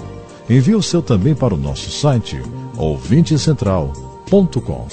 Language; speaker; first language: Portuguese; native; Portuguese